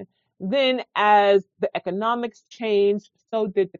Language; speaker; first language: English; native; English